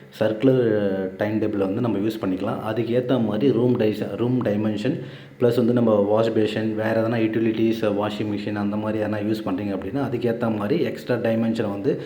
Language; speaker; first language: Tamil; native; Tamil